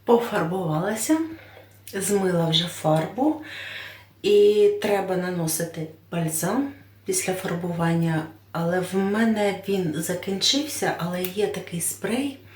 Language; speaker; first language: Ukrainian; native; Ukrainian